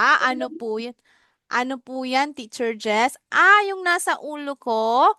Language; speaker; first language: Filipino; native; Filipino